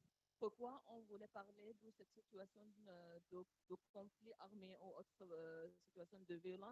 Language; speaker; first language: French; non-native, learner; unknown